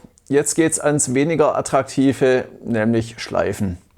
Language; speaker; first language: German; native; German